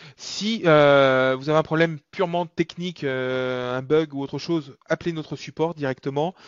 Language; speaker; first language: French; native; French